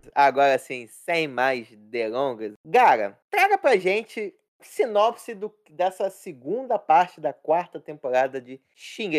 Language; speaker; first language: Portuguese; native; Portuguese